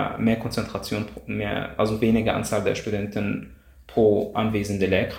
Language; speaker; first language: German; non-native, fluent; Arabic